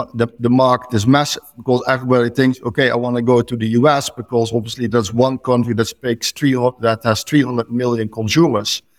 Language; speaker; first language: English; non-native, fluent; Dutch